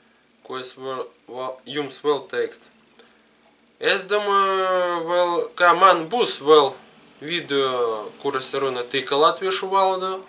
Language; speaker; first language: Latvian; non-native, learner; Russian